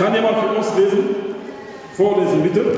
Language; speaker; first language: German; non-native, learner; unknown